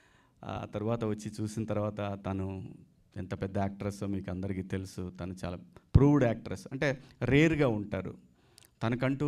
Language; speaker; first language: Telugu; native; Telugu